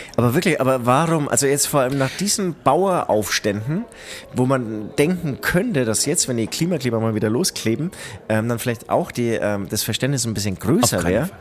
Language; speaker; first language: German; native; German